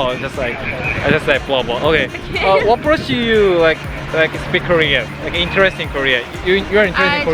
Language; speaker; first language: English; non-native, learner; Korean